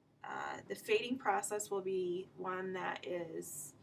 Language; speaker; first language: English; native; English